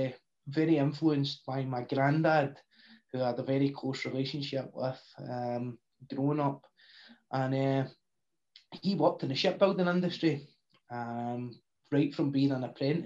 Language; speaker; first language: English; native; English